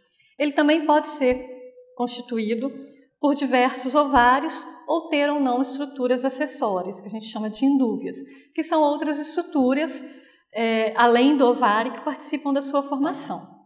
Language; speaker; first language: Portuguese; native; Portuguese